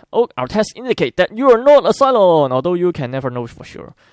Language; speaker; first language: English; non-native, local second language; Cantonese